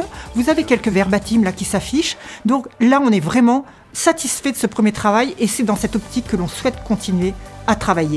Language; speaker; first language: French; native; French